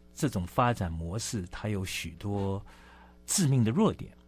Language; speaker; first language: Chinese; native; Chinese